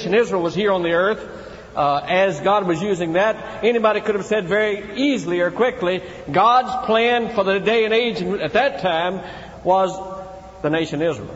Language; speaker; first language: English; native; English